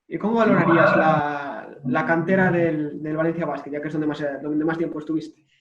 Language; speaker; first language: Spanish; native; Spanish